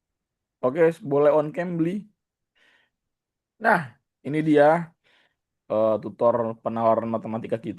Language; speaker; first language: Indonesian; native; Indonesian